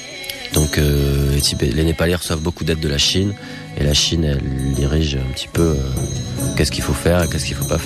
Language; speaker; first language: French; native; French